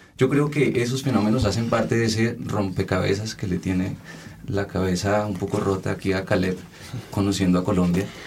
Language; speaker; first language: Spanish; native; Spanish